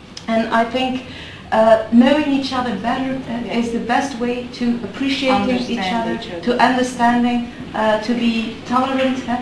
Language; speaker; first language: English; non-native, fluent; Dutch